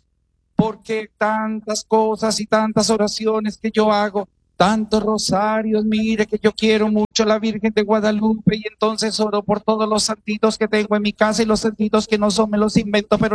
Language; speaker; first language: Spanish; native; Spanish